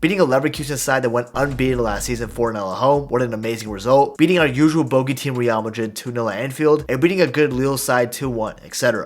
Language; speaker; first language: English; native; English